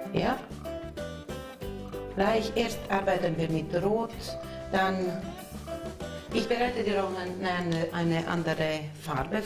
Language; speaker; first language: German; non-native, local second language; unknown